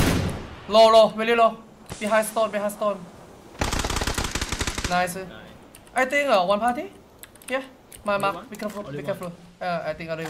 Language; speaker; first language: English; non-native, learner; Thai